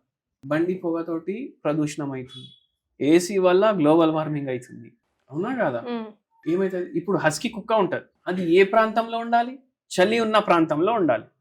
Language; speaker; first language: Telugu; native; Telugu